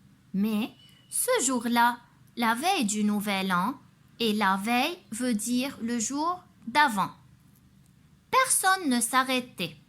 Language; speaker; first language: French; non-native, local second language; Arabic